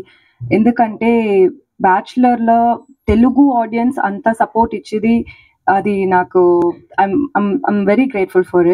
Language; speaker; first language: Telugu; non-native, learner; Tamil